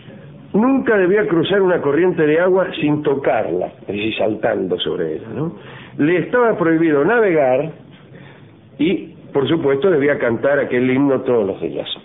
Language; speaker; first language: Spanish; native; Spanish